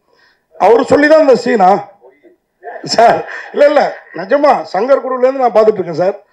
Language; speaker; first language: Tamil; native; Tamil